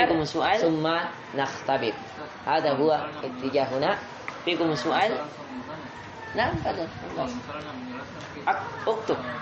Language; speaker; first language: Arabic; non-native, fluent; Indonesian